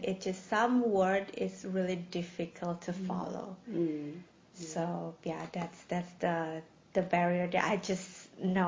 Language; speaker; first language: English; non-native, fluent; Indonesian